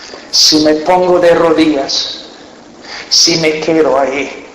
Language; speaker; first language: Spanish; non-native, fluent; English